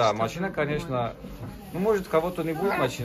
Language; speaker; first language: Russian; non-native, learner; Turkish